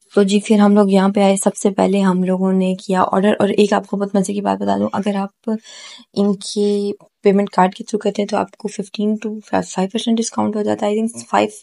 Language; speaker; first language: Urdu; native; Urdu